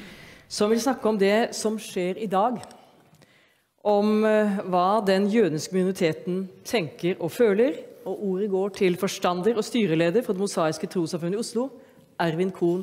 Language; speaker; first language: Norwegian; native; Norwegian